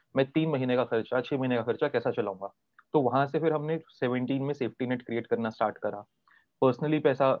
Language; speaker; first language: Hindi; native; Hindi